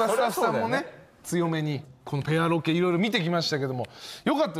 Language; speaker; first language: Japanese; native; Japanese